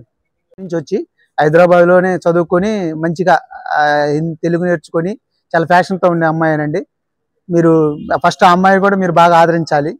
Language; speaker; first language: Telugu; native; Telugu